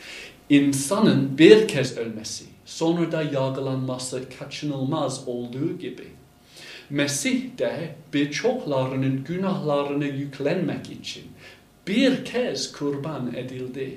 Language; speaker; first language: Turkish; non-native, fluent; English